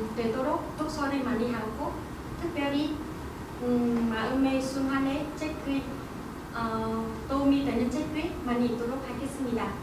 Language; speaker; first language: Korean; non-native, learner; Vietnamese